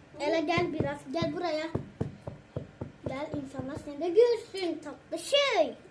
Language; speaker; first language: Turkish; early bilingual, other home language; Persian